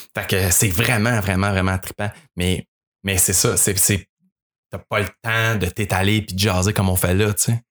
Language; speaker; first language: French; native; French